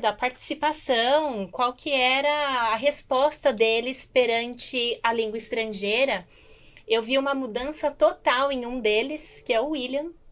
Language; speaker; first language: Portuguese; native; Portuguese